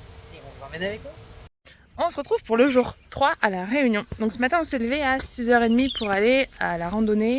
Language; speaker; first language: French; native; French